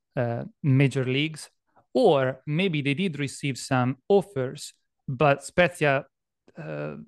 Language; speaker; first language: English; non-native, fluent; Italian